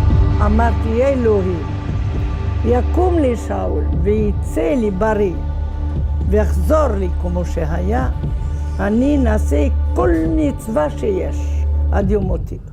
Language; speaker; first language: Hebrew; non-native, fluent; Arabic